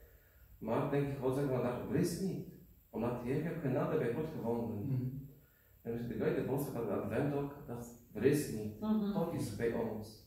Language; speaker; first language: Dutch; non-native, learner; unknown